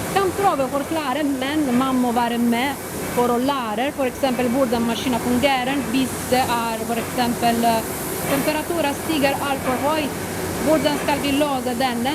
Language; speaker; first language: Norwegian; non-native, fluent; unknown